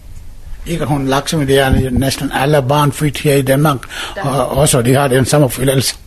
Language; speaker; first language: Danish; non-native, learner; Tamil